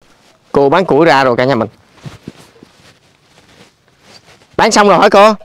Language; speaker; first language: Vietnamese; native; Vietnamese